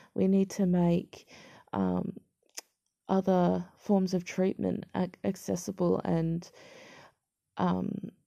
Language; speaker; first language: English; native; English